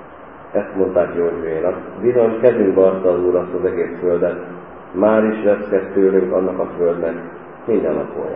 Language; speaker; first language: Hungarian; native; Hungarian